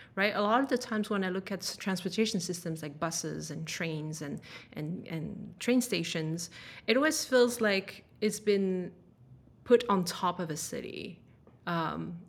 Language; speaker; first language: English; non-native, fluent; French